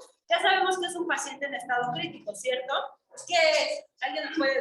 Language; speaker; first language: Spanish; native; Spanish